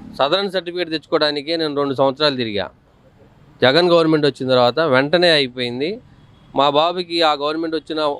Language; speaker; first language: Telugu; native; Telugu